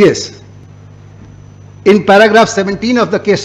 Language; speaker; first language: English; non-native, local second language; Hindi